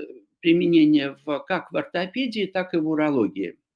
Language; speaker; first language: Russian; non-native, fluent; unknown